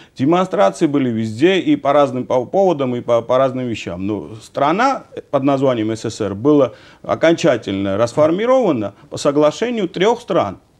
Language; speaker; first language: Russian; non-native, local second language; Georgian